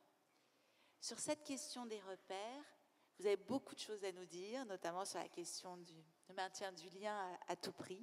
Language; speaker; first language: French; native; French